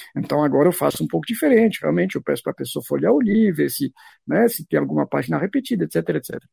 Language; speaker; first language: Portuguese; non-native, fluent; French